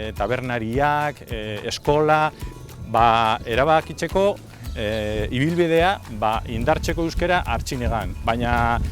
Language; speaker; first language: Basque; non-native, local second language; Spanish